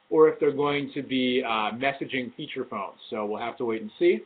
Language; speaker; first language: English; native; English